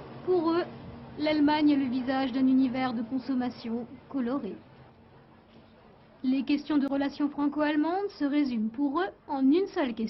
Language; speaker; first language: French; native; French